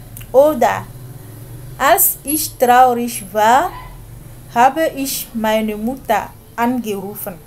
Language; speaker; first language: German; non-native, fluent; French